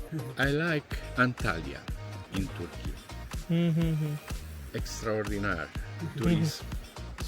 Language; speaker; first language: English; non-native, learner; Romanian